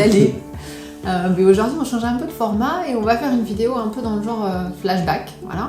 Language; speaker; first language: French; native; French